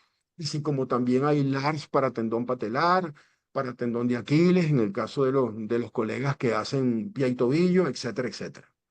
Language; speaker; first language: Spanish; native; Spanish